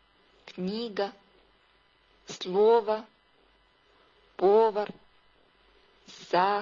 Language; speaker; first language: Russian; non-native, fluent; Chinese